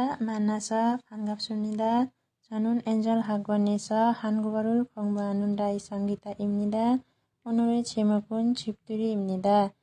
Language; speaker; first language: Korean; non-native, learner; Nepali